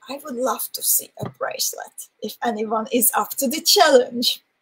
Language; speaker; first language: English; non-native, fluent; Hungarian